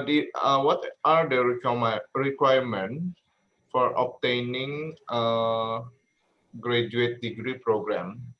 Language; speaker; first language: English; non-native, learner; Indonesian